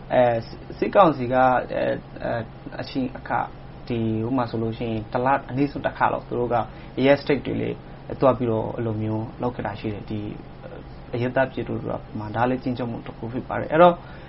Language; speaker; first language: Burmese; non-native, local second language; Rohingya